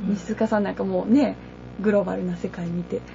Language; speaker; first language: Japanese; native; Japanese